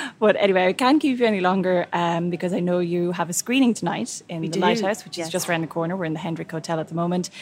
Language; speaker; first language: English; native; English